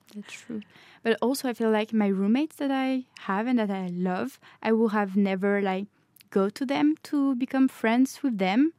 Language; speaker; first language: English; non-native, fluent; French